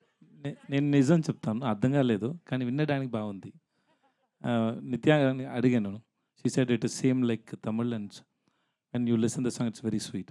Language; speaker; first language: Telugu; non-native, learner; Tamil